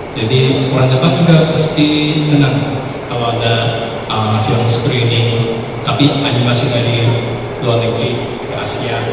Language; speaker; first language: Indonesian; non-native, fluent; Japanese